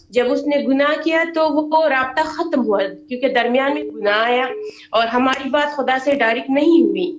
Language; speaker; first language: Hindi; non-native, fluent; Persian